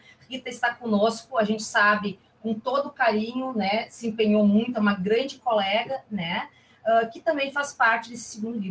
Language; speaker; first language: Portuguese; native; Portuguese